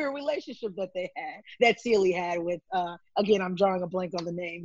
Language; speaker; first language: English; native; English